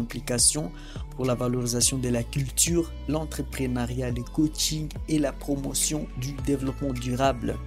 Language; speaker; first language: French; non-native, fluent; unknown